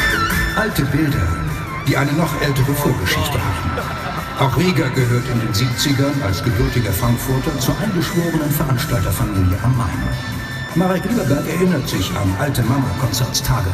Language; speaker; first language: German; native; German